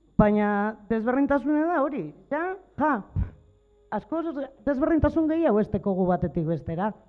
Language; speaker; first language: Basque; native; Basque